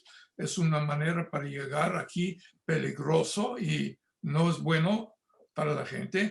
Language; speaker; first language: Spanish; non-native, fluent; English